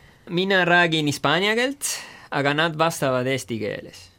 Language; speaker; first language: Estonian; non-native, fluent; Spanish